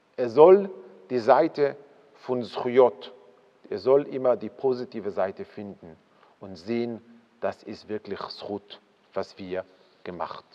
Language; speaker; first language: German; non-native, fluent; Hebrew